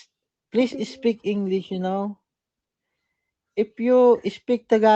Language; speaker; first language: English; non-native, learner; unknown